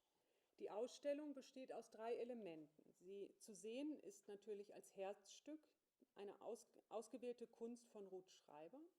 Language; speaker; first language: German; native; German